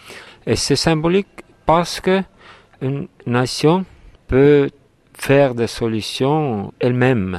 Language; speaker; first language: French; non-native, fluent; Estonian